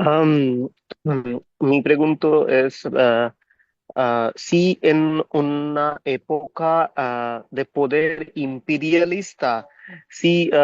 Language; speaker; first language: Spanish; non-native, learner; Bangla